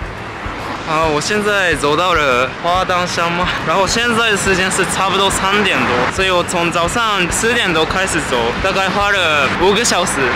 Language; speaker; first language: Chinese; non-native, fluent; Japanese